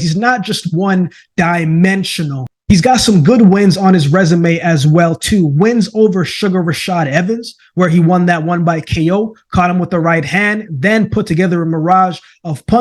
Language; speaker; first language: English; native; English